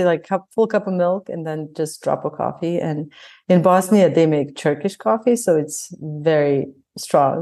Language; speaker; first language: English; non-native, fluent; Bosnian